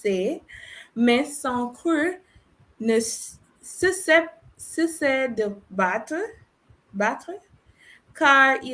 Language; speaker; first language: French; non-native, learner; English